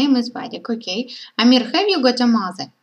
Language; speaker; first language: English; non-native, learner; Russian